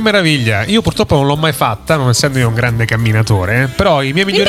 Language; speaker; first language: Italian; native; Italian